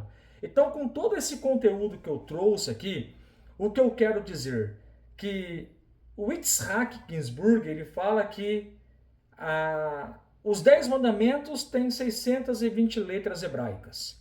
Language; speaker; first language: Portuguese; native; Portuguese